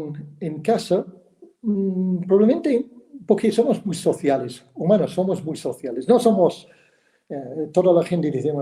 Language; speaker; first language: Spanish; non-native, fluent; English